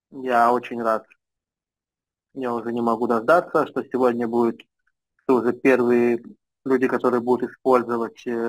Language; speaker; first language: Russian; non-native, fluent; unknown